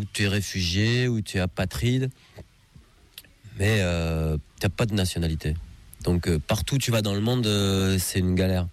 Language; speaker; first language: French; native; French